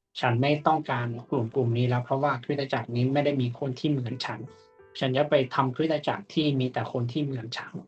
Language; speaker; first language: Thai; native; Thai